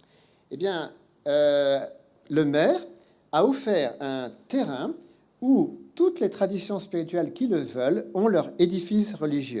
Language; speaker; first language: French; native; French